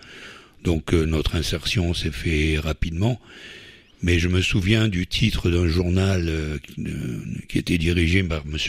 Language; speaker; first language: French; native; French